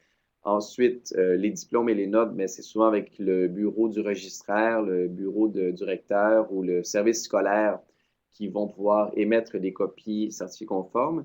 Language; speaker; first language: French; native; French